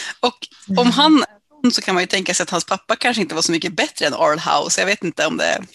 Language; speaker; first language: Swedish; native; Swedish